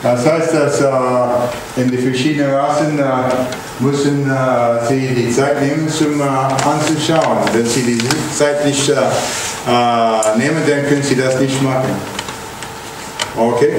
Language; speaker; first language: German; non-native, learner; English